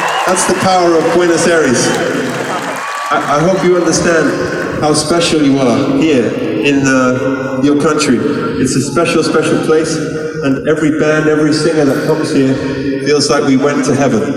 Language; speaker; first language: English; native; English